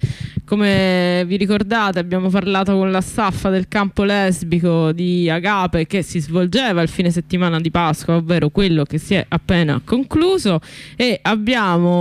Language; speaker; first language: Italian; native; Italian